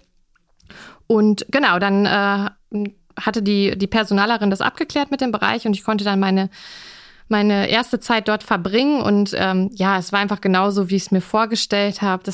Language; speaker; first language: German; native; German